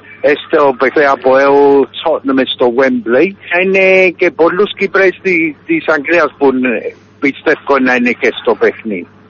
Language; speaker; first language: Greek; early bilingual, heritage; Greek